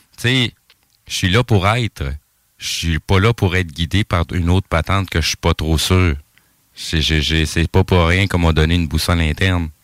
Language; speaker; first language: French; native; French